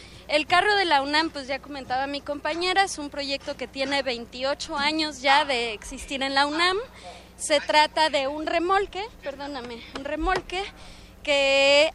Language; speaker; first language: Spanish; native; Spanish